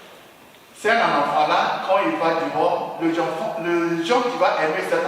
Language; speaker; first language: French; non-native, learner; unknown